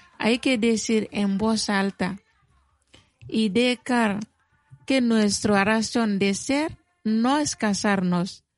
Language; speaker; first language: Spanish; non-native, fluent; Bambara